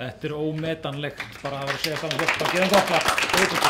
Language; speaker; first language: Icelandic; native; Icelandic